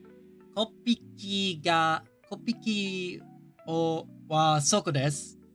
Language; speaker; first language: Japanese; non-native, learner; English